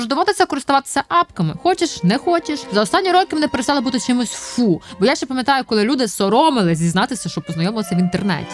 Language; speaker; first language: Ukrainian; native; Ukrainian